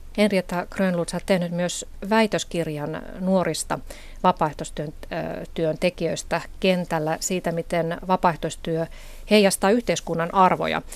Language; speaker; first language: Finnish; native; Finnish